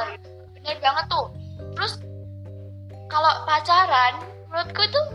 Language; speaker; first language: Indonesian; non-native, local second language; Javanese